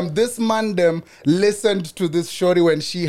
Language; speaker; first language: English; non-native, local second language; Swahili